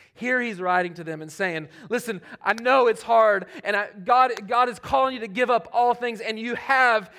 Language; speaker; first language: English; native; English